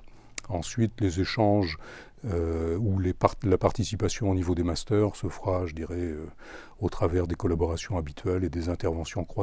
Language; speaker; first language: French; native; French